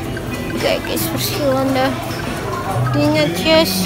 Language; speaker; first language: Dutch; non-native, local second language; Indonesian